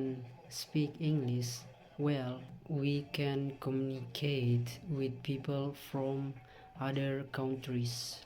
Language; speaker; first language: English; non-native, learner; Indonesian